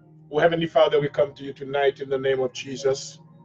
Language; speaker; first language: English; non-native, fluent; Haitian Creole